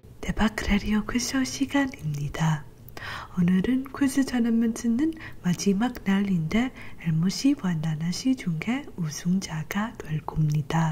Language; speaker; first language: Korean; non-native, learner; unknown